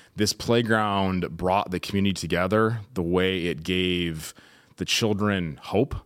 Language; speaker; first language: English; native; English